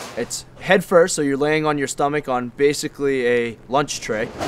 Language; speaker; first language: English; native; English